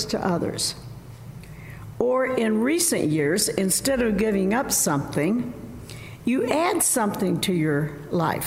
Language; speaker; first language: English; native; English